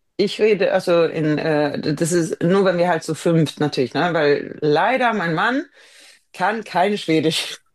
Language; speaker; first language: German; non-native, fluent; Swedish